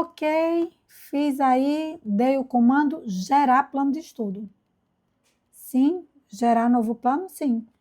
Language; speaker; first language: Portuguese; native; Portuguese